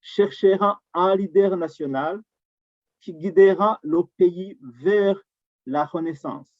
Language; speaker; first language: French; non-native, local second language; Rundi